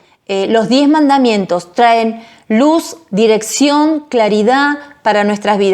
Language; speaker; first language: Spanish; native; Spanish